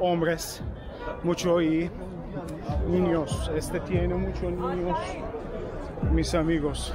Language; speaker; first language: Spanish; non-native, learner; Turkish